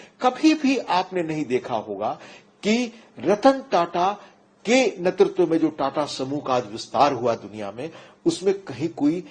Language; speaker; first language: Hindi; native; Hindi